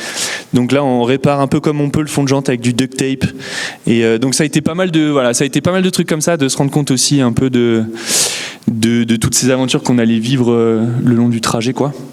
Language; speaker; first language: French; native; French